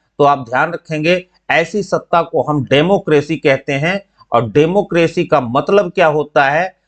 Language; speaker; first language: Hindi; native; Hindi